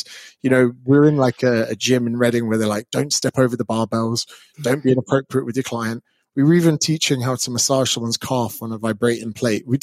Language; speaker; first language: English; native; English